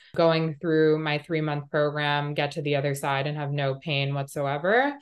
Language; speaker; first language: English; native; English